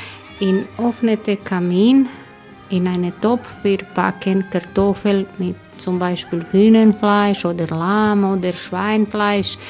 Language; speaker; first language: German; non-native, learner; Croatian